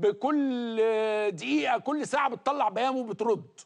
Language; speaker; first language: Arabic; native; Arabic